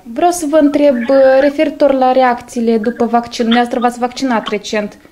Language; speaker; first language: Romanian; native; Romanian